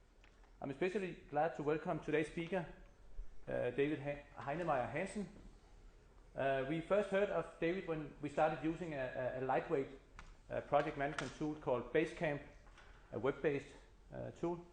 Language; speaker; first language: English; non-native, fluent; Danish